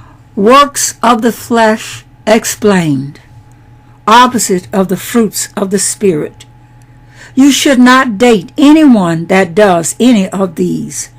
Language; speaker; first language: English; native; English